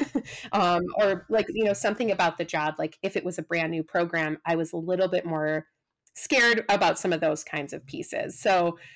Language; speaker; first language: English; native; English